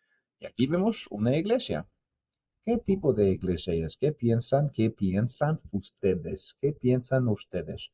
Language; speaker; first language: Spanish; non-native, fluent; English